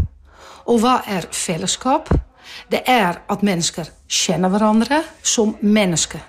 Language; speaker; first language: Norwegian; non-native, fluent; Dutch